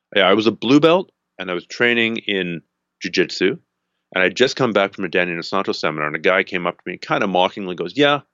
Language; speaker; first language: English; native; English